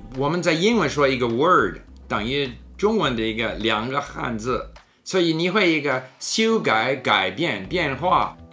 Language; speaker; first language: Cantonese; non-native, learner; English